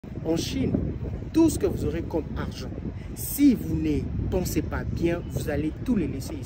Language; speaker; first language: French; non-native, local second language; Lingala